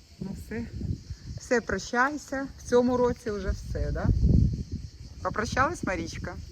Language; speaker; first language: Ukrainian; non-native, local second language; Russian